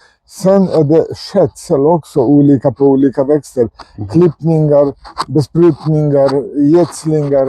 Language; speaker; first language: Swedish; non-native, fluent; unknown